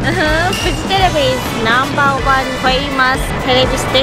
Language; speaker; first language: English; non-native, learner; Japanese